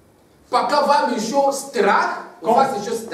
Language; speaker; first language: Russian; non-native, learner; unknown